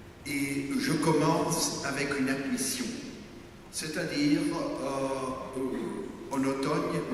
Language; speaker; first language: French; non-native, fluent; German